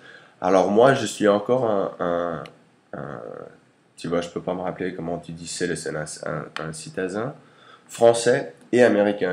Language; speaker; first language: French; early bilingual, heritage; English